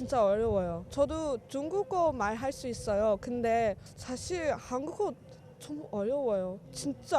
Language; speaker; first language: Korean; non-native, learner; English